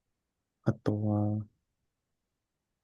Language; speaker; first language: Japanese; non-native, learner; English